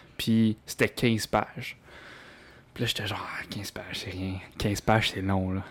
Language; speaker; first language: French; native; French